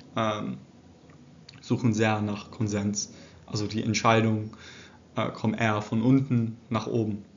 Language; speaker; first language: German; early bilingual, heritage; English